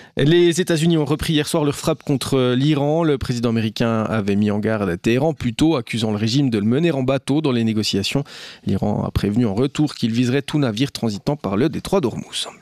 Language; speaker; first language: French; native; French